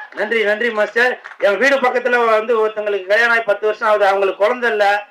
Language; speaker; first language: Tamil; native; Tamil